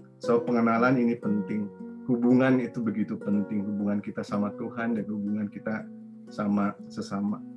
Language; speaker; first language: Indonesian; native; Indonesian